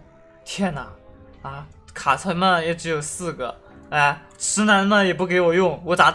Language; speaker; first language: Chinese; native; Chinese